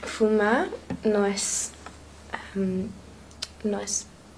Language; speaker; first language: Spanish; non-native, learner; English